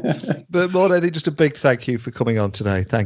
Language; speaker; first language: English; native; English